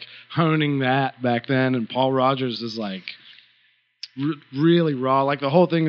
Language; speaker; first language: English; native; English